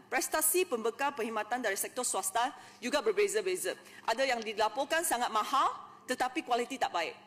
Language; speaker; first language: Malay; non-native, local second language; Chinese